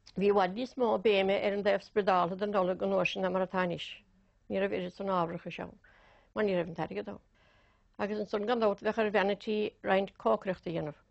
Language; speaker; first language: Irish; native; Irish